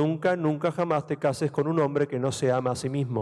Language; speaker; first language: Spanish; native; Spanish